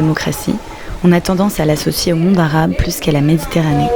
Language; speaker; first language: French; native; French